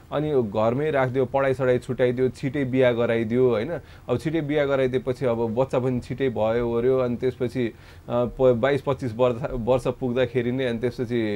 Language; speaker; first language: Nepali; non-native, local second language; Maithili